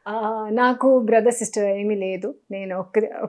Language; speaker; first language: Telugu; non-native, learner; Hindi